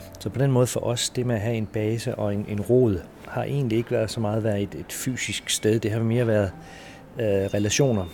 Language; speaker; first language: Danish; native; Danish